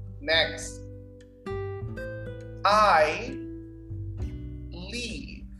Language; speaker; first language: English; non-native, fluent; Spanish